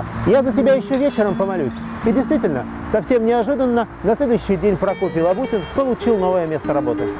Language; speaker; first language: Russian; native; Russian